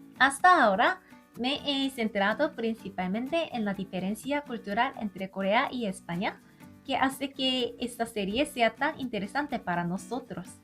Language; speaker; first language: Spanish; non-native, learner; Korean